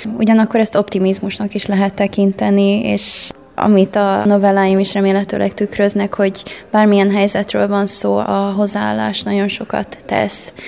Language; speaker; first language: Hungarian; early bilingual, heritage; Hungarian